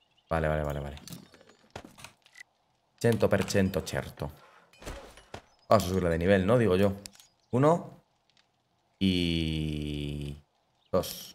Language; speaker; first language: Spanish; native; Spanish